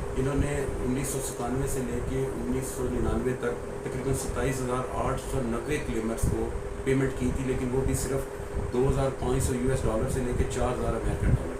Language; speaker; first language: Urdu; early bilingual, heritage; Urdu